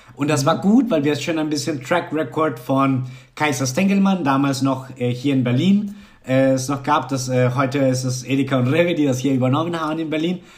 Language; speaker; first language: German; non-native, fluent; Spanish